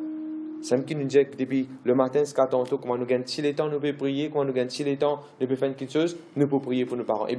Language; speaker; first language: French; non-native, local second language; Morisyen